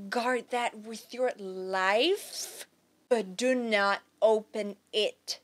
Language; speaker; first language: English; non-native, fluent; Portuguese